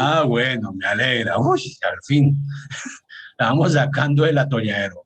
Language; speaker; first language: Spanish; native; Spanish